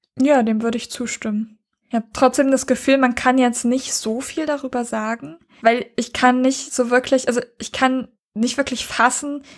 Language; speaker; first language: German; native; German